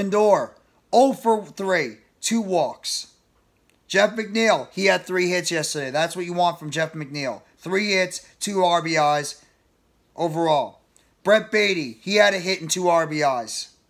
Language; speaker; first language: English; native; English